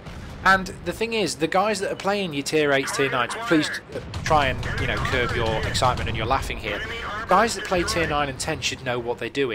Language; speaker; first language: English; native; English